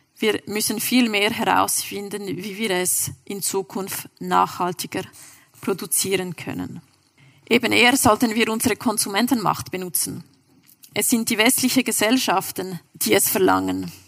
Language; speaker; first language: German; non-native, local second language; French